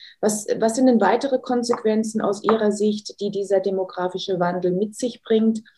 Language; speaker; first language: German; native; German